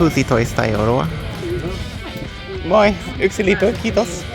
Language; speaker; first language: Finnish; non-native, learner; English